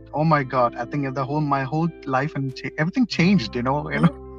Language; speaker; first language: English; non-native, local second language; Malayalam